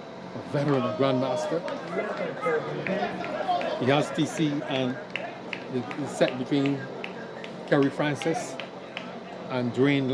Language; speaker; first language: English; native; English